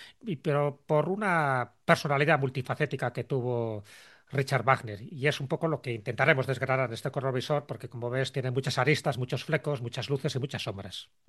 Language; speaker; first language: Spanish; native; Spanish